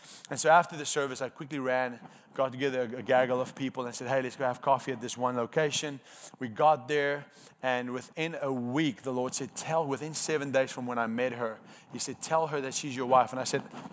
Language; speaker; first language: English; non-native, local second language; Afrikaans